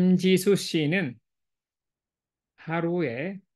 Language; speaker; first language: Korean; non-native, fluent; English